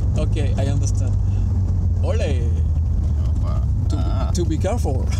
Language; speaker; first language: English; non-native, learner; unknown